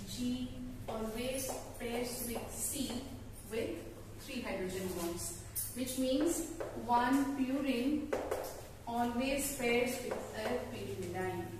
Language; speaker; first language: English; non-native, local second language; Odia